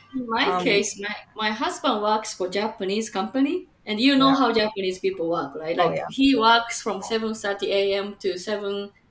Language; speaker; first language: English; non-native, fluent; Japanese